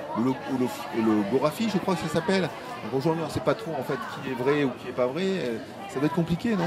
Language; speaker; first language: French; native; French